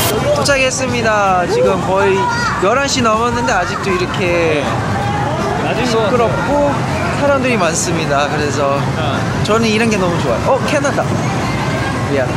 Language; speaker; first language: Korean; early bilingual, heritage; Korean